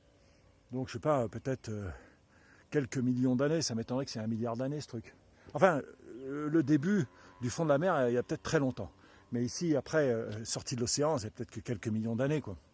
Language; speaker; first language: French; native; French